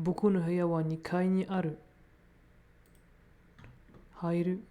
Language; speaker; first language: Japanese; non-native, learner; English